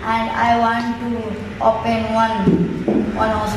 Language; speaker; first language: English; non-native, learner; Hindi